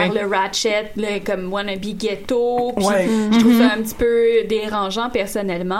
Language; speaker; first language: French; native; French